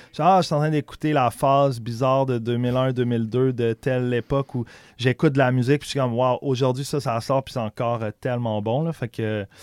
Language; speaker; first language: French; native; French